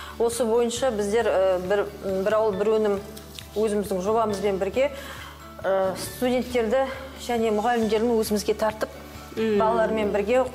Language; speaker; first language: Kazakh; native; Kazakh